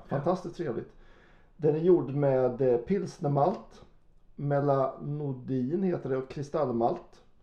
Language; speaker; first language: Swedish; native; Swedish